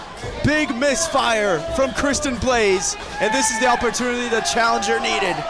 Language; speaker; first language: English; native; English